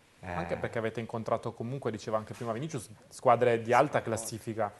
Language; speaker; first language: Italian; native; Italian